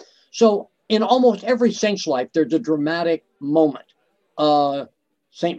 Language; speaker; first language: English; native; English